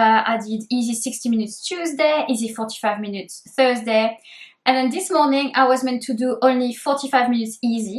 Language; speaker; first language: English; native; English